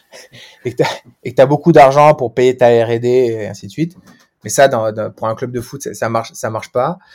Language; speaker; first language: French; native; French